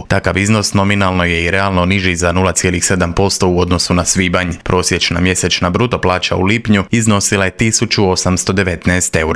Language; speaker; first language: Croatian; native; Croatian